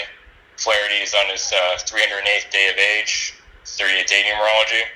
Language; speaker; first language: English; native; English